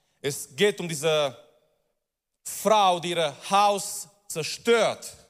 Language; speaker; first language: German; non-native, fluent; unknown